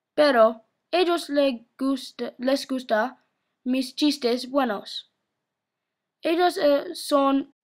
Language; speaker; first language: Spanish; non-native, learner; English